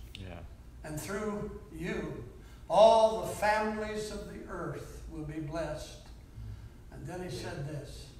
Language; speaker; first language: English; native; English